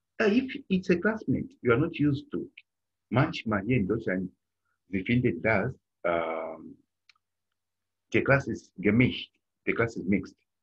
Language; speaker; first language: English; non-native, local second language; Bemba